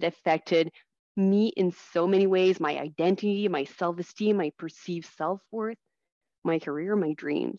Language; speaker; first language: English; non-native, fluent; French